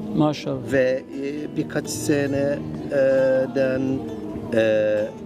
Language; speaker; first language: Turkish; non-native, learner; Dutch